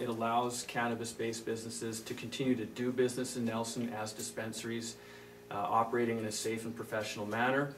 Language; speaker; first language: English; native; English